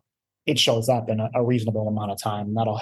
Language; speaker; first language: English; native; English